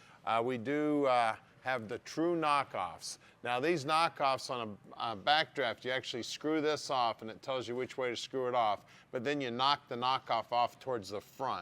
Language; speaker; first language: English; native; English